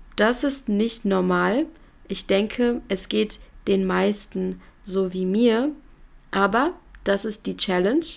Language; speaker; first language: German; native; German